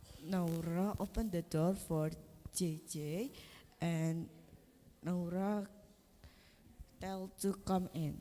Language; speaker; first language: English; non-native, learner; Indonesian